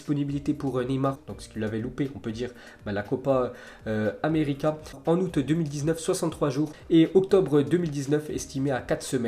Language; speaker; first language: French; native; French